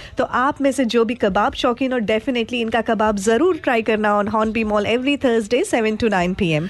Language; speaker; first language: Hindi; non-native, local second language; Gujarati